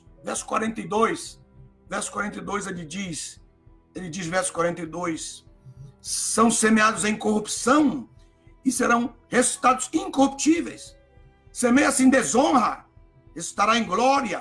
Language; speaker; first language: Portuguese; native; Portuguese